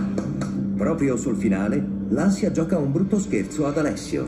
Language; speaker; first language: Italian; native; Italian